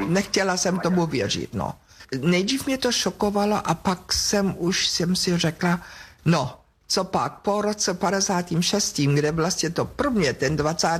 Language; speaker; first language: Czech; non-native, fluent; German